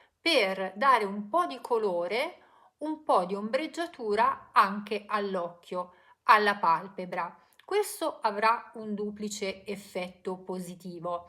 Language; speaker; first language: Italian; native; Italian